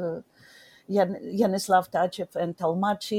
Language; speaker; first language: English; non-native, learner; Ukrainian